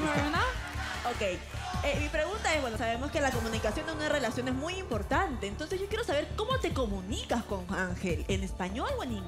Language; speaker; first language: Spanish; native; Spanish